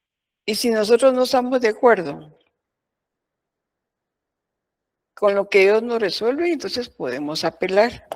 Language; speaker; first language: Spanish; native; Spanish